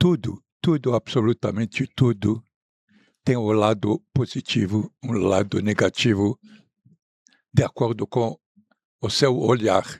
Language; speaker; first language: Portuguese; non-native, fluent; Arabic